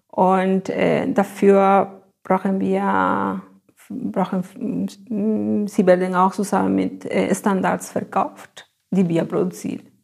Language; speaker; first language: German; non-native, fluent; Spanish